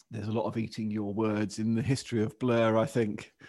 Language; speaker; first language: English; native; English